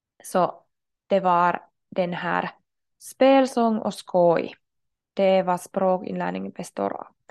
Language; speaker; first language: Swedish; non-native, local second language; Finnish